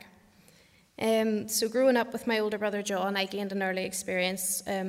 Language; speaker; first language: English; native; English